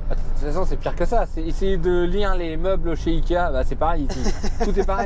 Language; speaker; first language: French; native; French